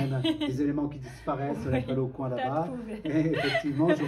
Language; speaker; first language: French; native; French